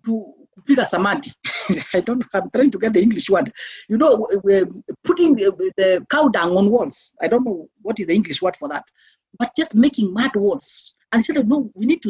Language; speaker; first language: English; non-native, local second language; Meru